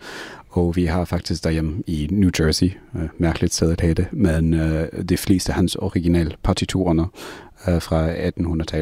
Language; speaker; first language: Danish; non-native, fluent; English